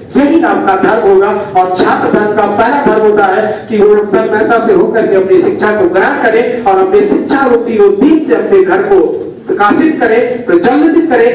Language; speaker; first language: Hindi; native; Hindi